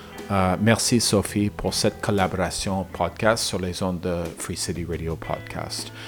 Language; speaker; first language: French; non-native, learner; English